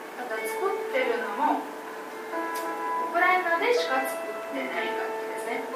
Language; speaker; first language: Japanese; non-native, fluent; Ukrainian